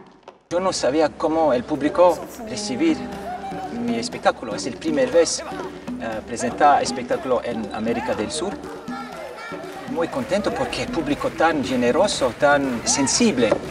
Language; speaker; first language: Spanish; non-native, learner; French